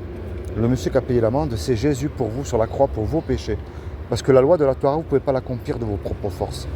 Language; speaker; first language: French; native; French